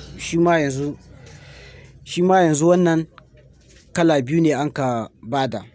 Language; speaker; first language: Hausa; native; Hausa